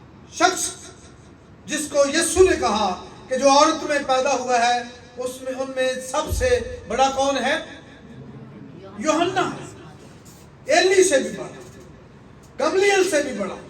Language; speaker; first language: Urdu; native; Urdu